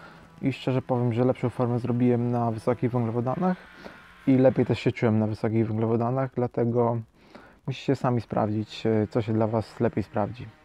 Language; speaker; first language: Polish; native; Polish